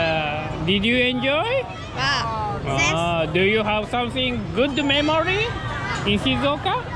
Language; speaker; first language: English; non-native, learner; Japanese